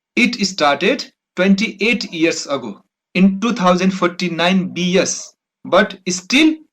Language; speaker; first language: English; non-native, local second language; Nepali